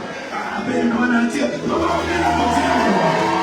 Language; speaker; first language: French; non-native, local second language; Lingala